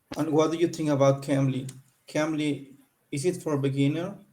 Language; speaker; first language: English; non-native, learner; Spanish